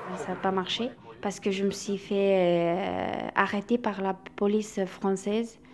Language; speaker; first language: French; non-native, fluent; Albanian